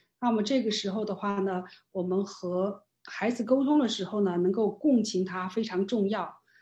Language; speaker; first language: Chinese; native; Chinese